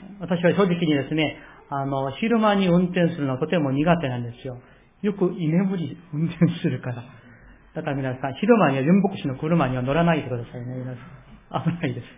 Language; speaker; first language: Japanese; non-native, fluent; Korean